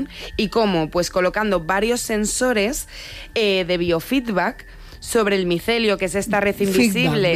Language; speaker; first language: Spanish; native; Spanish